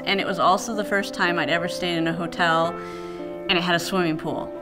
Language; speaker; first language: English; native; English